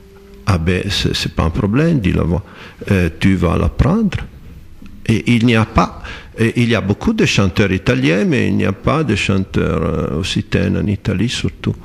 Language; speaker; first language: French; non-native, fluent; Italian